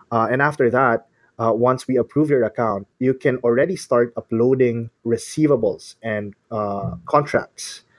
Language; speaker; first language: English; non-native, local second language; Filipino